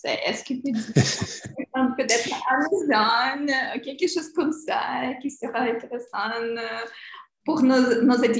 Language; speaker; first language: French; non-native, learner; Ukrainian